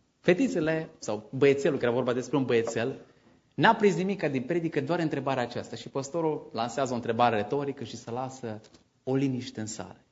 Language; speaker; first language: Romanian; native; Romanian